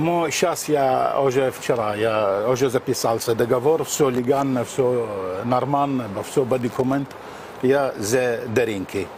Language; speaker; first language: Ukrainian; non-native, learner; Arabic